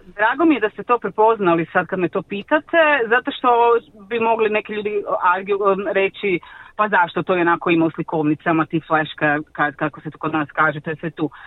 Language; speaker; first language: Croatian; native; Croatian